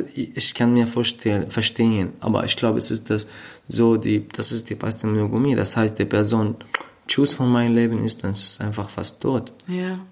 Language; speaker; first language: German; non-native, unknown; Arabic